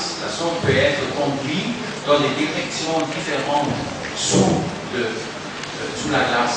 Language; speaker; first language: French; non-native, fluent; German